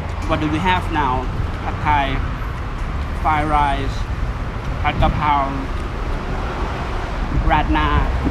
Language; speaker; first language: English; non-native, learner; Thai